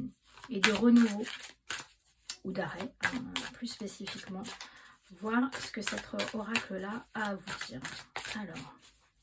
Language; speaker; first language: French; native; French